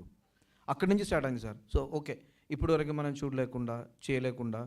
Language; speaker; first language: Telugu; non-native, learner; Malayalam